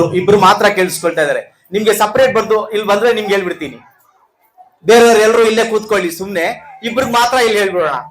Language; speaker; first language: Kannada; non-native, local second language; Urdu